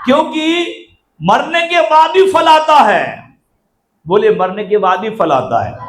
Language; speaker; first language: Hindi; non-native, local second language; Marathi